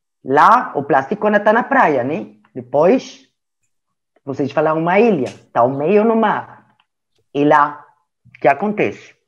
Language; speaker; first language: Portuguese; non-native, learner; French